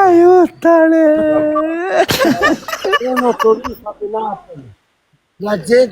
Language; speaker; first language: Italian; non-native, learner; Albanian